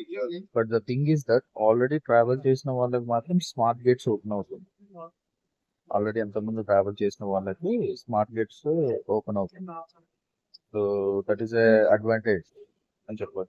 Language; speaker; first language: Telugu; native; Telugu